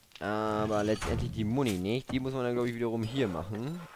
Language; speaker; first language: German; native; German